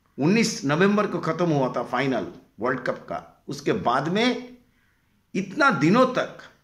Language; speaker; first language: Hindi; non-native, local second language; Bangla